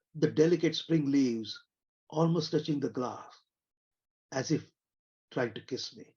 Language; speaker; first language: English; non-native, local second language; Marathi